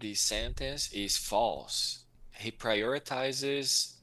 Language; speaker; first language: English; non-native, fluent; Portuguese